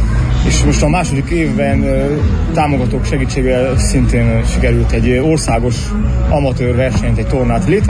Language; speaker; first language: Hungarian; native; Hungarian